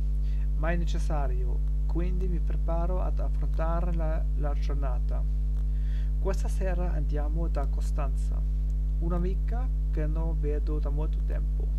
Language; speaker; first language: Italian; non-native, learner; German